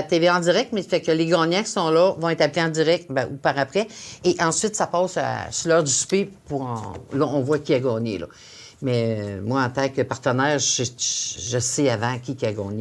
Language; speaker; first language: French; native; French